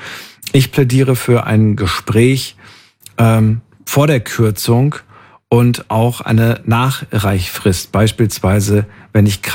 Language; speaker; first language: German; native; German